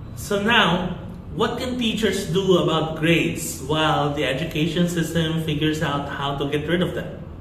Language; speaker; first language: English; non-native, local second language; Filipino